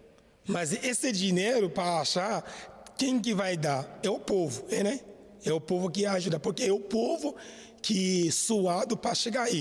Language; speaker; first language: Portuguese; non-native, learner; Haitian Creole